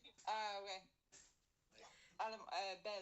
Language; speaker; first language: French; non-native, learner; English